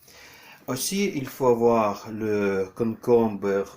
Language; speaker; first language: French; non-native, learner; Ukrainian